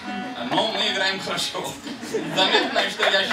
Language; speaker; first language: Russian; non-native, fluent; Hindi